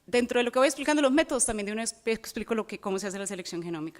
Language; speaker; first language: Spanish; native; Spanish